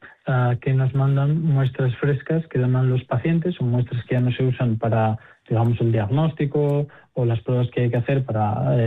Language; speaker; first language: Spanish; native; Spanish